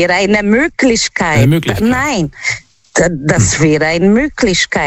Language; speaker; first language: German; non-native, learner; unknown